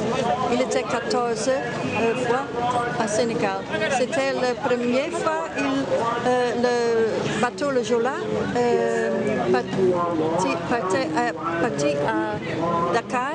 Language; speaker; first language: French; non-native, learner; Dutch